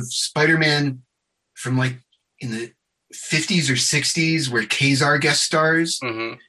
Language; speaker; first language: English; native; English